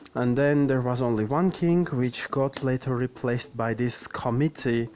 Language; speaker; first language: English; non-native, fluent; Armenian